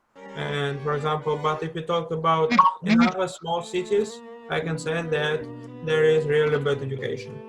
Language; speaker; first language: English; non-native, fluent; Russian